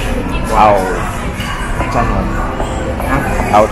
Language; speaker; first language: English; non-native, local second language; Filipino